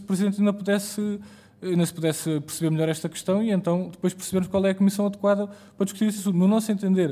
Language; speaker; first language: Portuguese; native; Portuguese